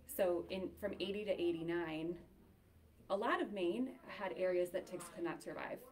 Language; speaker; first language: English; native; English